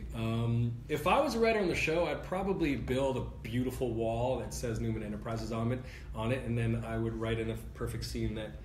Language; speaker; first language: English; native; English